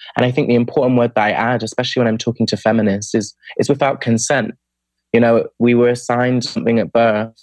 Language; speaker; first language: English; native; English